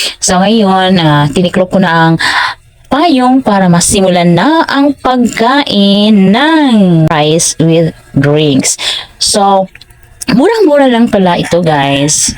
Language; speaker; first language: Filipino; non-native, local second language; Cebuano